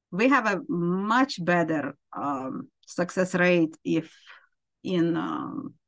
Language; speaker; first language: English; non-native, fluent; Ukrainian